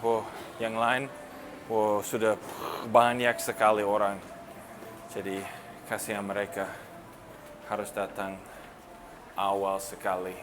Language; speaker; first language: Indonesian; non-native, fluent; English